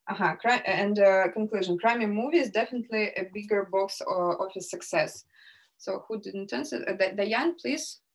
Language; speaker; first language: English; non-native, fluent; Russian